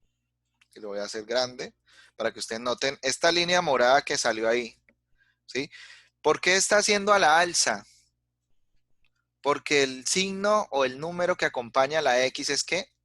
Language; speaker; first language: Spanish; native; Spanish